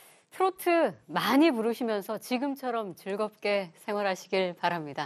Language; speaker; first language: Korean; native; Korean